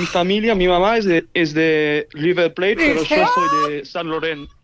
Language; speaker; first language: Spanish; early bilingual, heritage; English